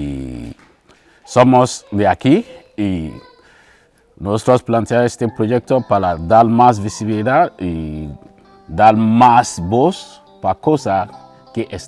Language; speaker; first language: Spanish; non-native, learner; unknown